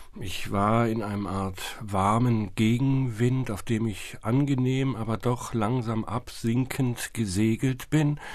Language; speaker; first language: German; native; German